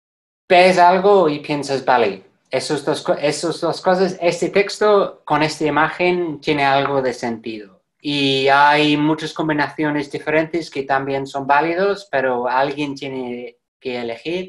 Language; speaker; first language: Spanish; non-native, fluent; English